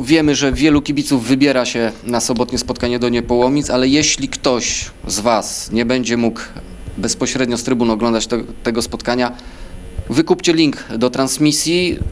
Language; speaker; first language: Polish; native; Polish